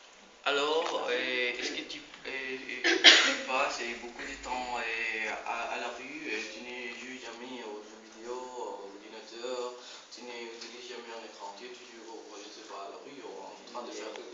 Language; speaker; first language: French; non-native, learner; Spanish